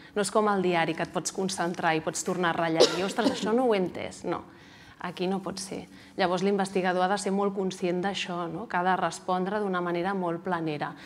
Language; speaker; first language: Catalan; native; Catalan